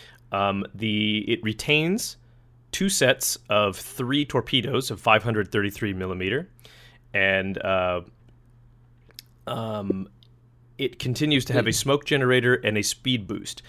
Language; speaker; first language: English; native; English